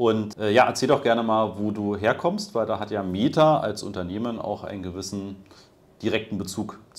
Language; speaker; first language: German; native; German